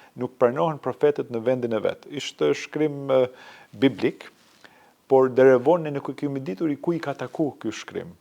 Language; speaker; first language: Albanian; native; Albanian